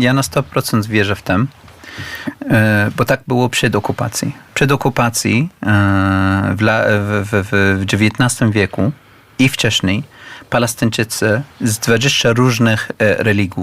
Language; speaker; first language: Polish; non-native, learner; Arabic